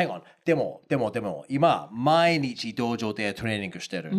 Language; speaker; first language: Japanese; non-native, fluent; English